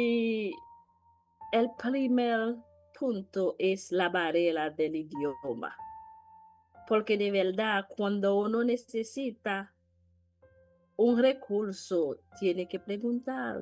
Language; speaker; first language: Spanish; non-native, learner; Haitian Creole